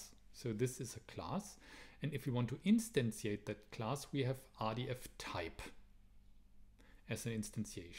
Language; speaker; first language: English; non-native, fluent; German